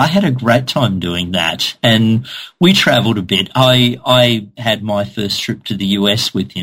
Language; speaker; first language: English; native; English